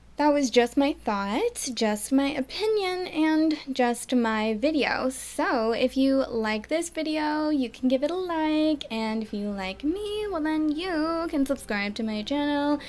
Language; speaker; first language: English; native; English